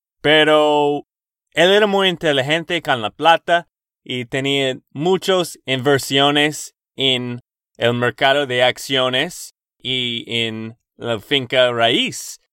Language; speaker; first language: Spanish; non-native, learner; English